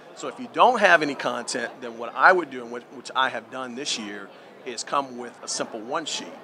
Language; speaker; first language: English; native; English